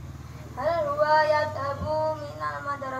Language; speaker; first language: Arabic; non-native, learner; Indonesian